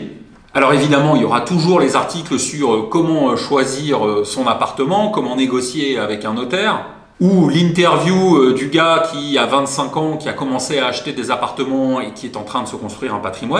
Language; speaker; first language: French; native; French